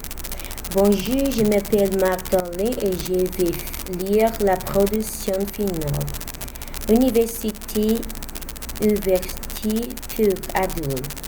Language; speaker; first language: French; non-native, learner; Spanish